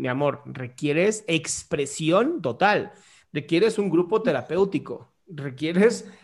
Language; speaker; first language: Spanish; native; Spanish